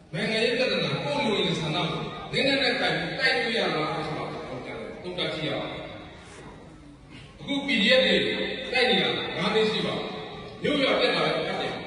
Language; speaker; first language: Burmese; non-native, local second language; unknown